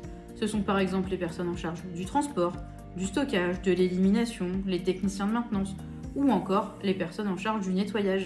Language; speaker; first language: French; native; French